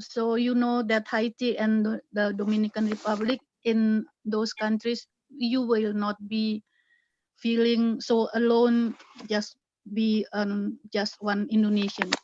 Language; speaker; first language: English; non-native, fluent; Indonesian